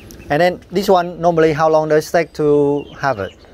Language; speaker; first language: English; non-native, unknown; Vietnamese